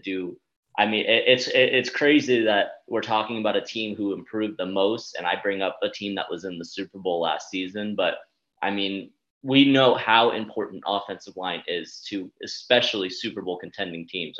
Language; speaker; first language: English; native; English